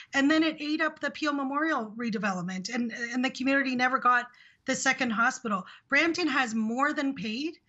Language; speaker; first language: English; early bilingual, other home language; Hindi